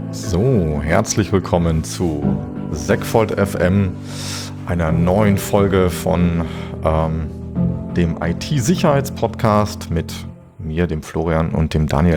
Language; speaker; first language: German; native; German